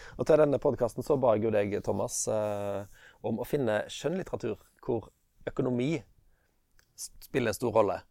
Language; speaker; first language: Norwegian; native; Norwegian